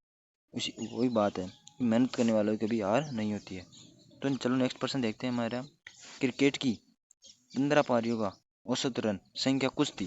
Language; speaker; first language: Hindi; native; Hindi